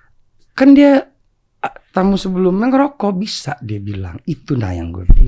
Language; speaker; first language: Indonesian; native; Indonesian